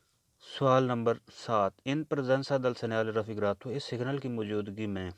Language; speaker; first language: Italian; non-native, learner; Urdu